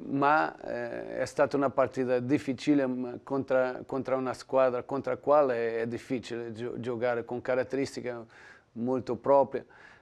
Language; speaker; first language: Italian; non-native, learner; Portuguese